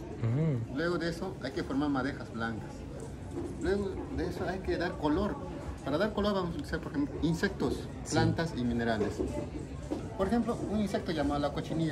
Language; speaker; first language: Spanish; native; Spanish